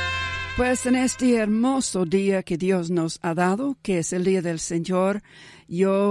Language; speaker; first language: Spanish; non-native, fluent; English